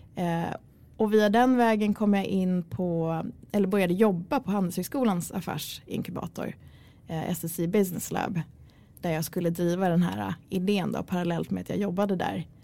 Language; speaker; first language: Swedish; early bilingual, other home language; Kurdish